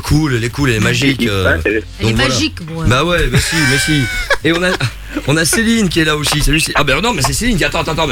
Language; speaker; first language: French; native; French